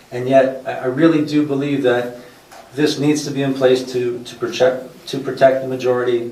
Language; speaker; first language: English; native; English